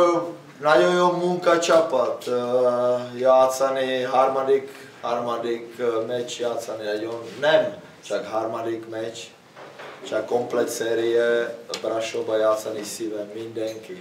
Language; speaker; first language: Hungarian; non-native, learner; Czech